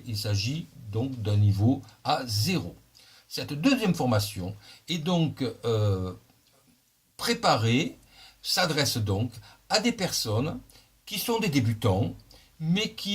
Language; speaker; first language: French; native; French